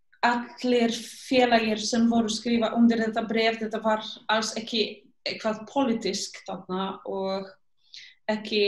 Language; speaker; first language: Icelandic; non-native, fluent; Polish